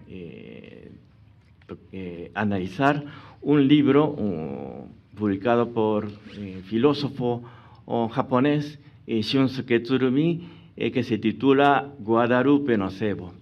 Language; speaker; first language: Spanish; non-native, fluent; Japanese